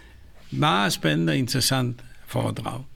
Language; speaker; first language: Danish; non-native, fluent; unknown